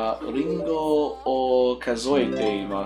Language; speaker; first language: Japanese; non-native, learner; English